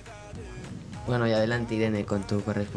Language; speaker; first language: Spanish; native; Spanish